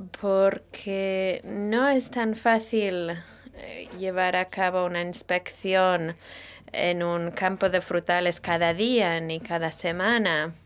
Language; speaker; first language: Spanish; non-native, fluent; Italian